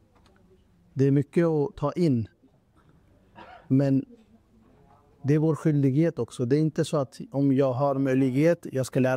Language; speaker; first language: Swedish; non-native, fluent; Urdu